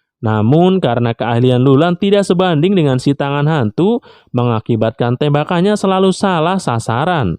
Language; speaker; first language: Indonesian; native; Indonesian